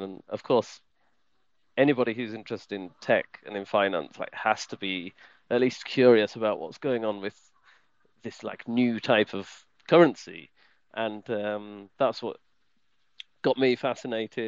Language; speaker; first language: English; native; English